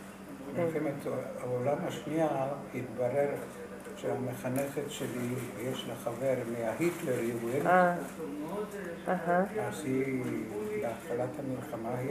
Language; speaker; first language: Hebrew; non-native, fluent; Hungarian